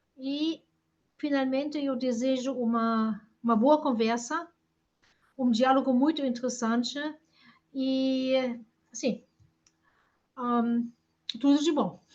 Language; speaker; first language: Portuguese; non-native, fluent; German